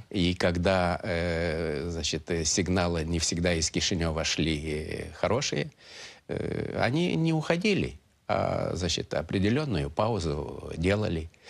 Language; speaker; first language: Russian; non-native, local second language; Romanian